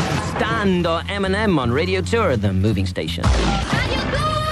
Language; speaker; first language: English; native; English